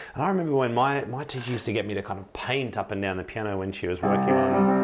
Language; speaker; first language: English; native; English